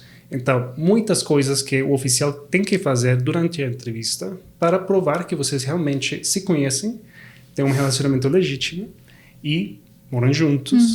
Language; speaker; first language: Portuguese; non-native, fluent; Spanish